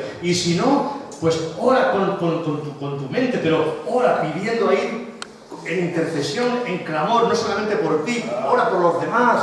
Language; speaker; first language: Spanish; native; Spanish